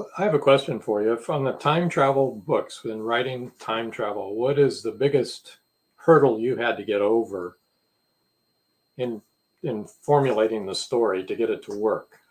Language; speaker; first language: English; native; English